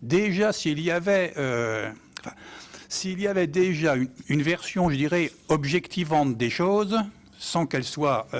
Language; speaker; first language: French; native; French